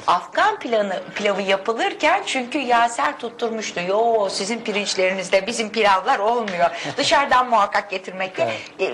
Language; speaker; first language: Turkish; native; Turkish